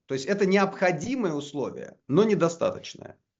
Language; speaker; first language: Russian; native; Russian